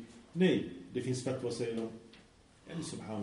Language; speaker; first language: Swedish; early bilingual, other home language; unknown